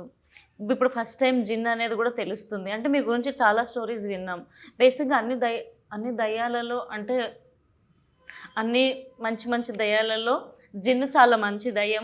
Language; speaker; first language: Telugu; native; Telugu